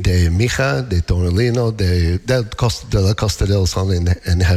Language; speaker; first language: Spanish; non-native, learner; English